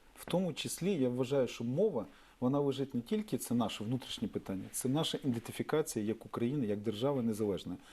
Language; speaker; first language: Ukrainian; native; Ukrainian